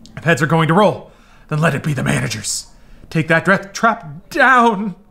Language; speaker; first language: English; native; English